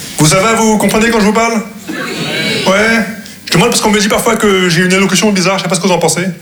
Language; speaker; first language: French; non-native, local second language; Arabic